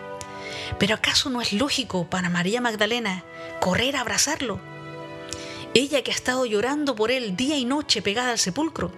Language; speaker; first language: Spanish; native; Spanish